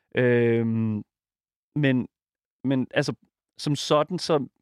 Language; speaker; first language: Danish; native; Danish